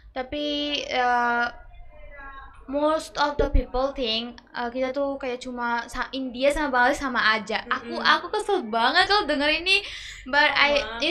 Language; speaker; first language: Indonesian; early bilingual, other home language; Bangla